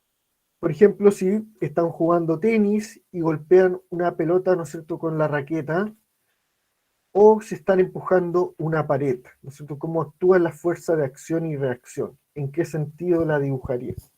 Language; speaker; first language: Spanish; native; Spanish